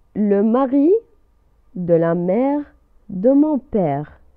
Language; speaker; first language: French; non-native, local second language; Arabic